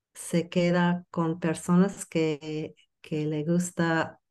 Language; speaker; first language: Spanish; non-native, learner; English